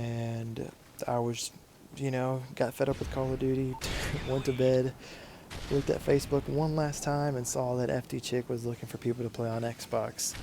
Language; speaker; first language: English; native; English